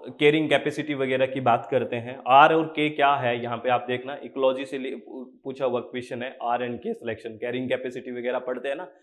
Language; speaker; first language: Hindi; native; Hindi